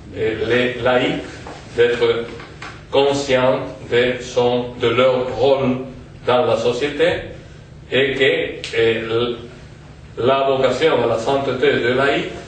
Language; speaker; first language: French; non-native, fluent; Spanish